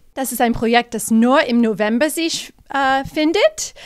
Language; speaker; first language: German; non-native, fluent; English